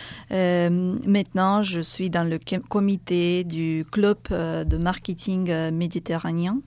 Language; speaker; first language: French; non-native, fluent; Russian